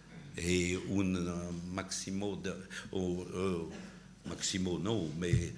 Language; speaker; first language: Spanish; non-native, learner; French